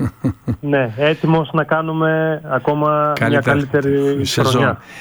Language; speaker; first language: Greek; non-native, fluent; Bulgarian